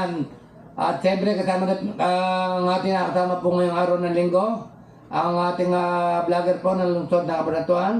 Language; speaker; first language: Filipino; native; Filipino